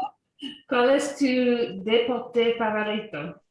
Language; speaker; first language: Spanish; non-native, learner; English